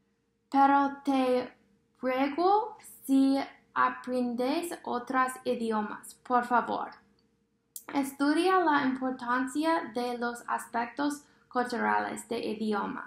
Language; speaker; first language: Spanish; non-native, fluent; English